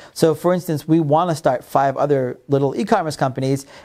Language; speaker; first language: English; non-native, fluent; Hebrew